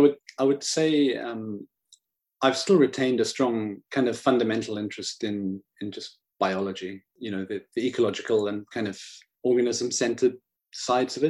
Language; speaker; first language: English; native; English